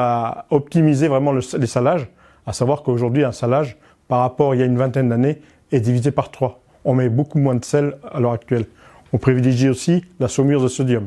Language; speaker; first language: French; native; French